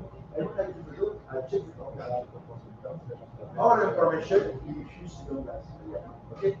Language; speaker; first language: English; non-native, learner; French